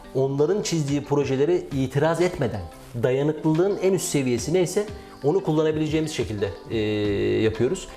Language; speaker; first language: Turkish; native; Turkish